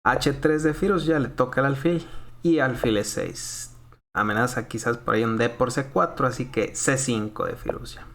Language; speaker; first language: Spanish; native; Spanish